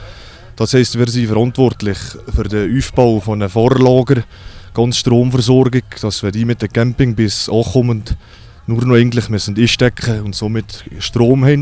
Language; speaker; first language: German; native; German